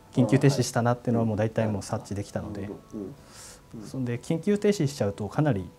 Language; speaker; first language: Japanese; native; Japanese